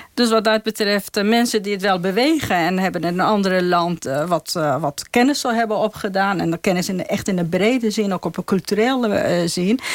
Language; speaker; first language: Dutch; non-native, fluent; Persian